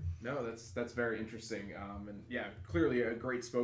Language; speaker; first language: English; native; English